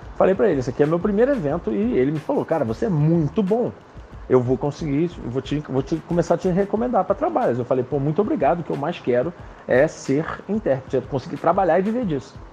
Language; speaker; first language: Portuguese; non-native, local second language; Spanish